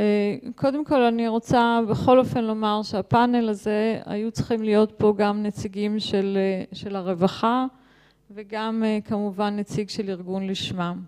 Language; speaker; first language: Hebrew; native; Hebrew